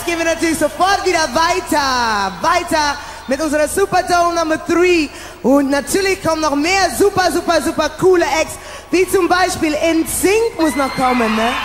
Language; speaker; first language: German; non-native, learner; English